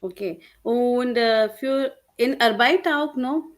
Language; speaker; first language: German; non-native, learner; Hindi